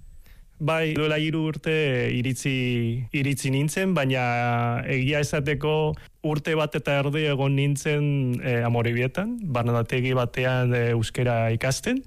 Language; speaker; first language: Basque; non-native, fluent; Cantonese